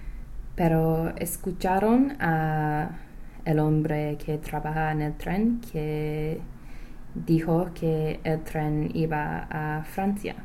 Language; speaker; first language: Spanish; non-native, learner; English